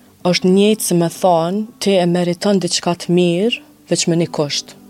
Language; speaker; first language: Albanian; early bilingual, heritage; Albanian